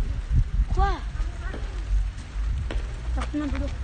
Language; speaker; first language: French; native; French